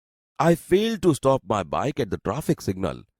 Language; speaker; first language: English; non-native, local second language; Gujarati